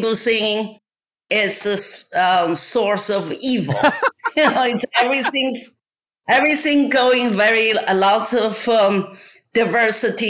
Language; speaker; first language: English; non-native, fluent; Chinese